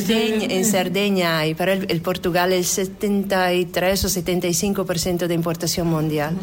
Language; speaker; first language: Spanish; non-native, fluent; Italian